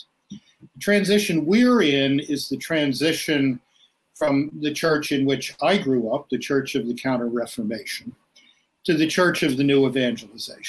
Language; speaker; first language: English; native; English